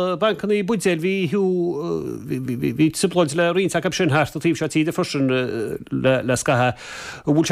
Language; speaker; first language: Irish; native; Irish